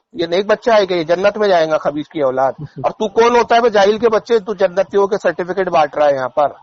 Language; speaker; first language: Urdu; native; Urdu